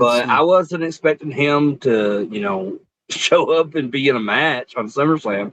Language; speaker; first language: English; native; English